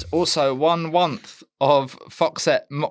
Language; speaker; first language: English; native; English